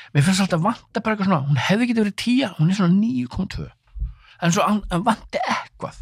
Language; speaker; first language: Icelandic; native; Icelandic